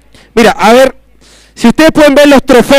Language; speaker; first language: Spanish; native; Spanish